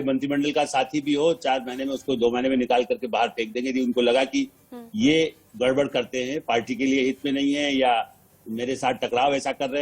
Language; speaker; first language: Hindi; native; Hindi